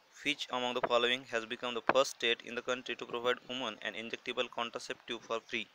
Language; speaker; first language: English; non-native, local second language; Marathi